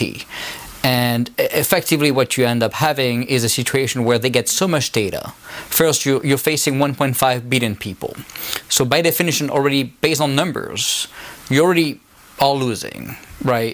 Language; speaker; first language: English; non-native, fluent; French